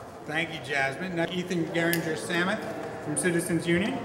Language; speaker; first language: English; native; English